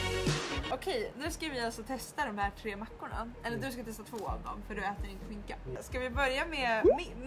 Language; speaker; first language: Swedish; native; Swedish